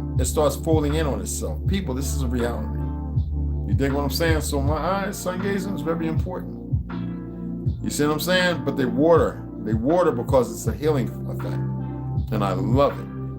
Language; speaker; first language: English; native; English